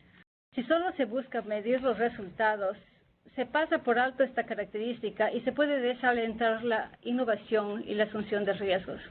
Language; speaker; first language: Spanish; native; Spanish